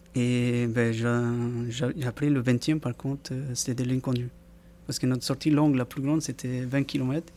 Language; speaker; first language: French; non-native, fluent; Spanish